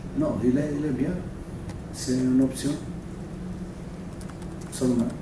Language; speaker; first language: French; non-native, learner; Portuguese